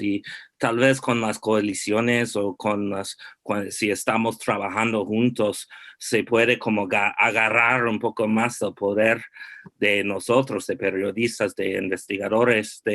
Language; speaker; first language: Spanish; non-native, fluent; English